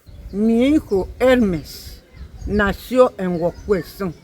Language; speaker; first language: Spanish; non-native, learner; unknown